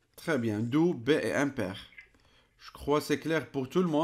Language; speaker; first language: French; non-native, local second language; Arabic